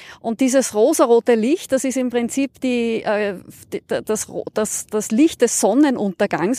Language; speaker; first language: German; native; German